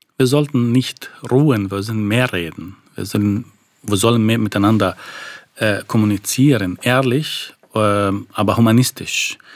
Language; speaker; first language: German; non-native, fluent; Arabic